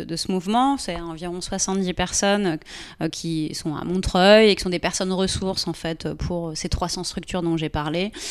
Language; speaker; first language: French; native; French